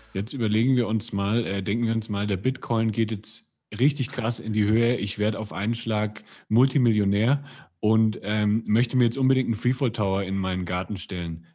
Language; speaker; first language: German; native; German